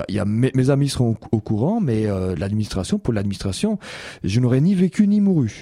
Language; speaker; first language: French; native; French